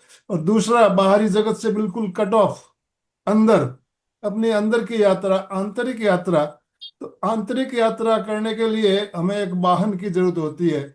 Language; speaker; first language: Hindi; native; Hindi